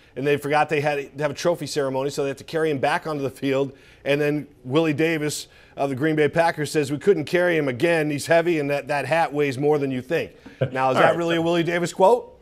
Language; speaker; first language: English; native; English